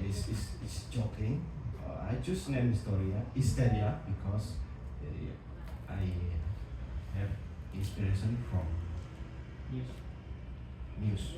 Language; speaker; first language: English; non-native, learner; Indonesian